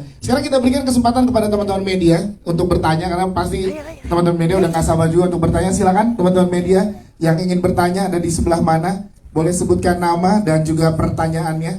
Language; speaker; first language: Indonesian; native; Indonesian